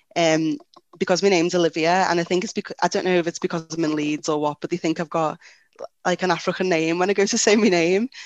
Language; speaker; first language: English; native; English